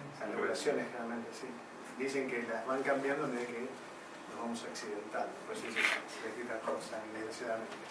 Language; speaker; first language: Spanish; native; Spanish